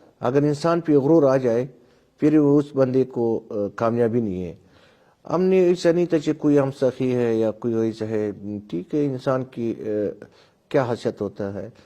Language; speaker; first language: Urdu; non-native, local second language; Pashto